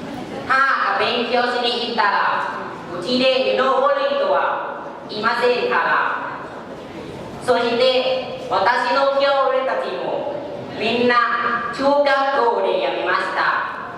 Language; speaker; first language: Japanese; non-native, learner; Lao